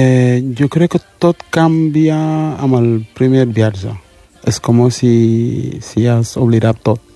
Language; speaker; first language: Catalan; early bilingual, other home language; Wolof